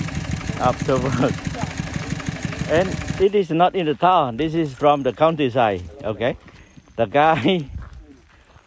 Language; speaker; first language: English; non-native, learner; Khmer